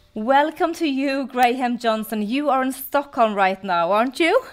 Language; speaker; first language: English; non-native, fluent; Norwegian